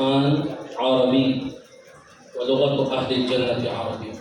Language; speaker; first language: Arabic; non-native, fluent; Urdu